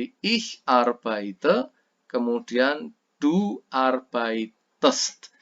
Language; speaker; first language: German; non-native, fluent; Indonesian